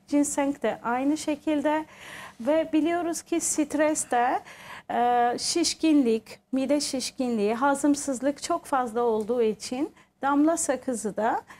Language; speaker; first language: Turkish; non-native, fluent; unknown